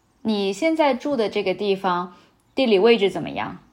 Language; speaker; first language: Chinese; native; Chinese